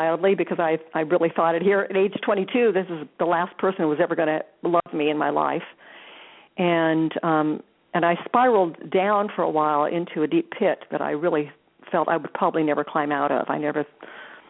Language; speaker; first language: English; native; English